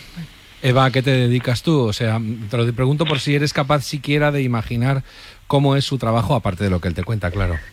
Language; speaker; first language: Spanish; native; Spanish